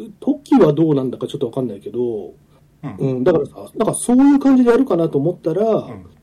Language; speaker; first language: Japanese; native; Japanese